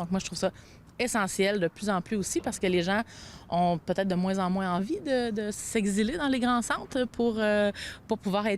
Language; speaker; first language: French; native; French